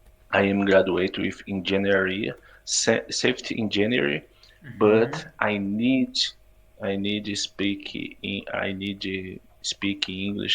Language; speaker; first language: English; non-native, learner; Portuguese